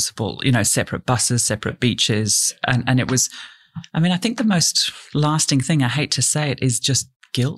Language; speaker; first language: English; native; English